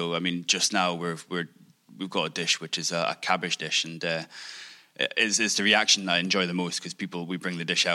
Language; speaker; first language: English; native; English